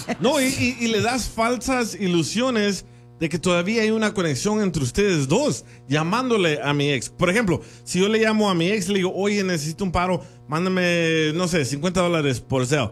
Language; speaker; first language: Spanish; native; Spanish